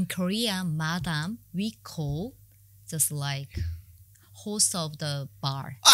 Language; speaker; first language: English; non-native, learner; Korean